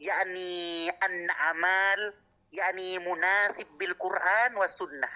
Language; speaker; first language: Arabic; non-native, learner; Indonesian